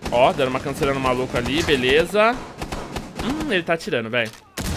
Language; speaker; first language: Portuguese; native; Portuguese